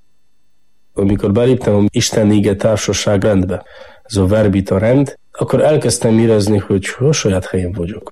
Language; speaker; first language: Hungarian; non-native, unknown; Polish